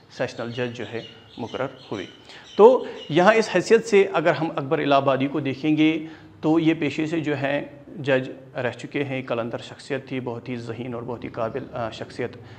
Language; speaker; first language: Urdu; non-native, local second language; Kashmiri